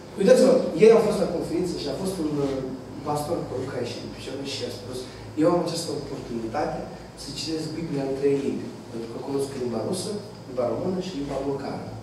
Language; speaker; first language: Romanian; non-native, fluent; Russian